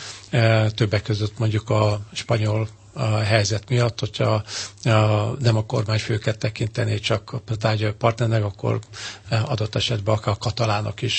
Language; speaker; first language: Hungarian; native; Hungarian